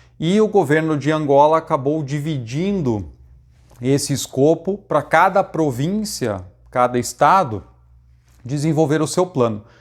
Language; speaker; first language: Portuguese; native; Portuguese